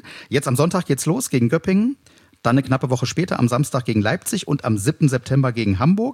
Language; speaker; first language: German; native; German